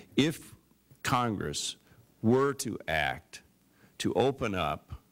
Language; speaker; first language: English; native; English